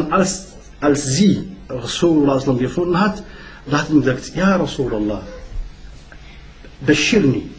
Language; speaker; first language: German; non-native, learner; Arabic